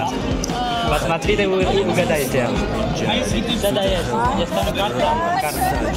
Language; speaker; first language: Russian; non-native, fluent; Indonesian